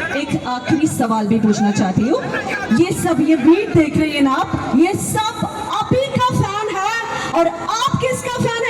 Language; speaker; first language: Hindi; non-native, local second language; Malayalam